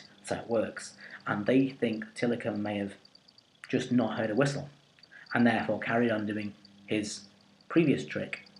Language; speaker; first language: English; native; English